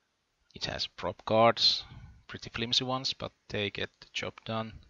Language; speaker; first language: English; non-native, fluent; Finnish